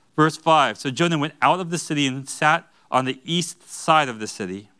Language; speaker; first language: English; native; English